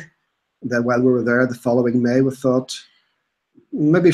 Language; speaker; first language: English; native; English